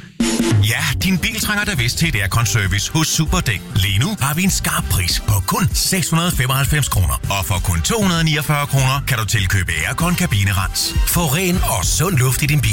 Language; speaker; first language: Danish; native; Danish